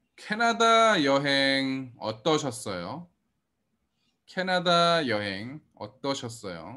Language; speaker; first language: Korean; early bilingual, heritage; Korean